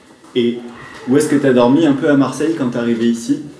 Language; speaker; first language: French; native; French